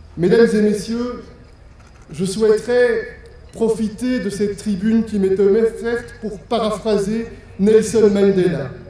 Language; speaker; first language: French; native; French